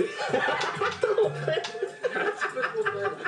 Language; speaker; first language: French; native; French